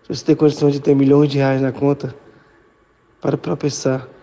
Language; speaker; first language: Portuguese; native; Portuguese